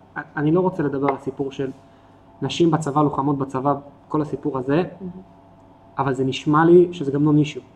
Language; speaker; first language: Hebrew; native; Hebrew